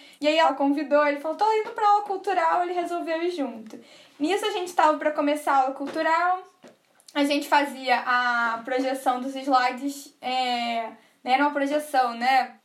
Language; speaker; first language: Portuguese; native; Portuguese